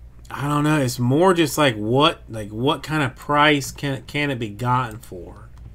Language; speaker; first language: English; native; English